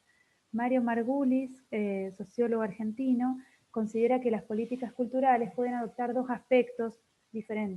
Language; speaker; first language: Spanish; native; Spanish